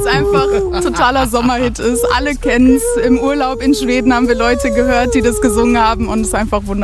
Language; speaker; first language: German; native; German